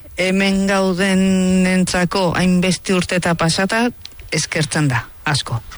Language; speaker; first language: Basque; early bilingual, heritage; Basque